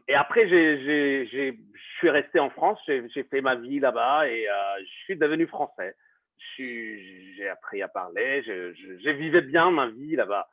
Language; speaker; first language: French; non-native, fluent; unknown